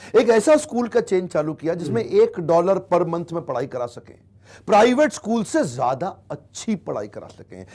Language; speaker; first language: Hindi; native; Hindi